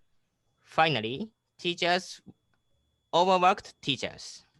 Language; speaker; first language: English; non-native, learner; Japanese